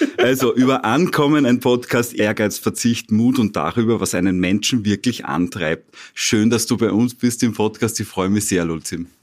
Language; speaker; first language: German; native; German